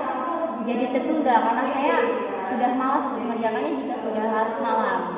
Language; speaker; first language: Indonesian; native; Indonesian